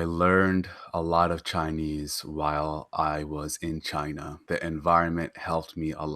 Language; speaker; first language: English; non-native, fluent; Arabic